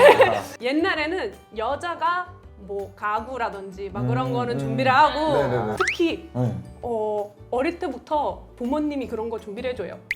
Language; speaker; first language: Korean; non-native, fluent; Italian